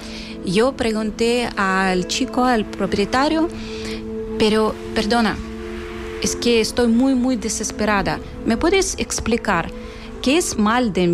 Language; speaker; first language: Spanish; non-native, fluent; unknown